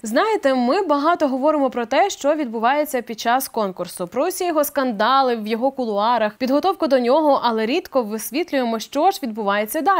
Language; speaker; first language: Ukrainian; native; Ukrainian